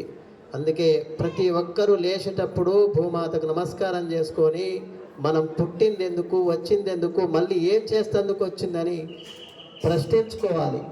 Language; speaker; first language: Telugu; native; Telugu